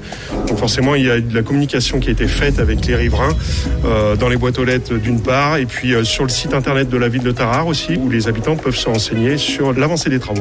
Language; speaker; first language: French; native; French